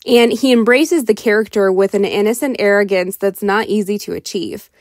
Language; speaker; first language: English; native; English